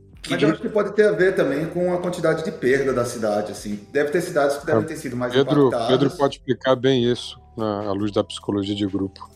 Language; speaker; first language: Portuguese; native; Portuguese